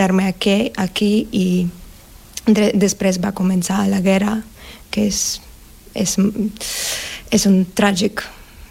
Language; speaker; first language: Catalan; non-native, learner; Russian